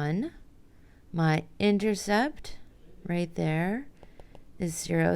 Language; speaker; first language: English; native; English